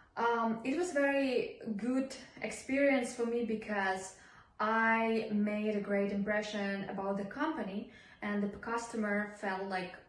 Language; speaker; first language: English; non-native, fluent; Ukrainian